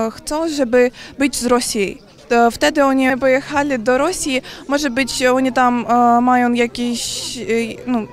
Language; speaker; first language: Polish; non-native, learner; Ukrainian